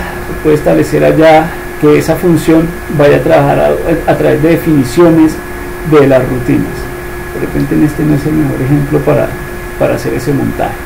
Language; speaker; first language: Spanish; native; Spanish